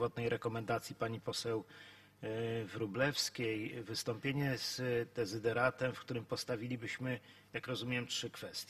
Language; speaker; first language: Polish; native; Polish